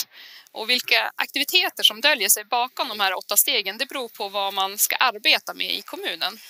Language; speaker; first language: Swedish; native; Swedish